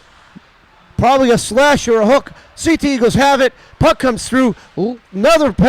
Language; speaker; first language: English; native; English